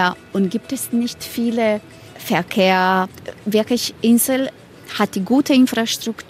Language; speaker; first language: German; non-native, fluent; Croatian